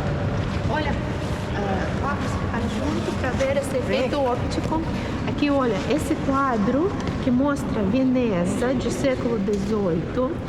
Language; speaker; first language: Portuguese; non-native, fluent; Russian